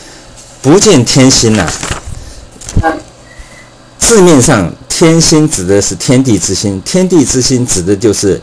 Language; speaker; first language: Chinese; native; Chinese